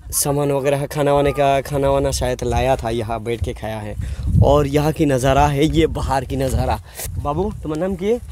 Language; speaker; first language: Hindi; non-native, local second language; Bangla